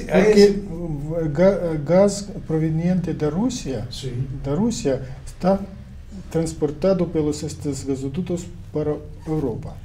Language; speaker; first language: Portuguese; non-native, learner; Ukrainian